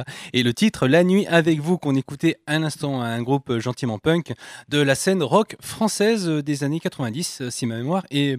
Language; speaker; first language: French; native; French